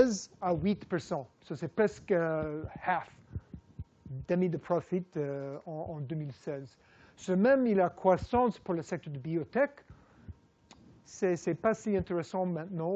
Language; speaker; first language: French; non-native, fluent; English